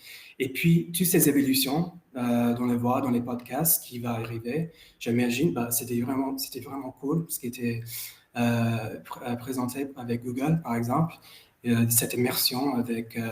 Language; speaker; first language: French; non-native, fluent; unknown